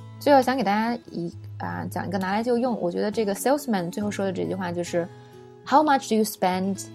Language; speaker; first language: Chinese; native; Chinese